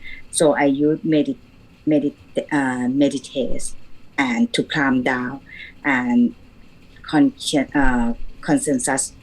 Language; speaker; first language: English; non-native, learner; Thai